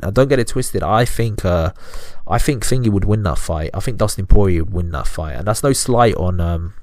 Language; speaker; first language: English; native; English